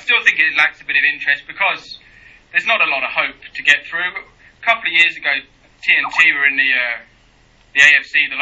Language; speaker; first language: English; native; English